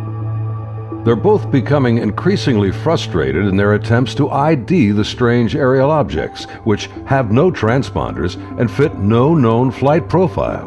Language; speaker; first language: English; native; English